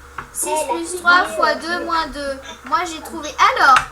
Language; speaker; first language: French; native; French